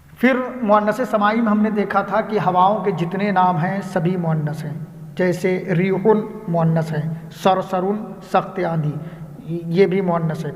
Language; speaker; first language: Urdu; native; Urdu